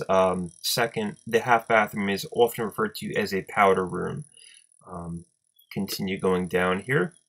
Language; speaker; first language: English; native; English